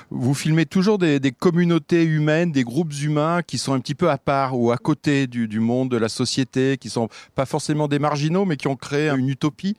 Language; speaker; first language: French; native; French